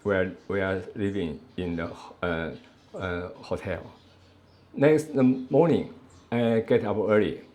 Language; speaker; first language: English; non-native, learner; Chinese